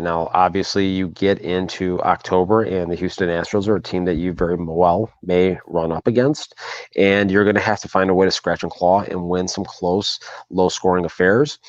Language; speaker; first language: English; native; English